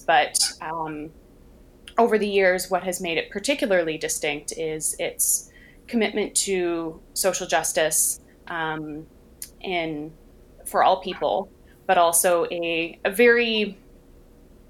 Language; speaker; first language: English; native; English